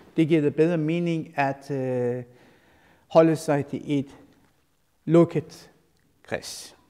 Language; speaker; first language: Danish; non-native, fluent; Persian